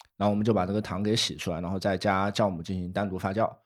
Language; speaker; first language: Chinese; native; Chinese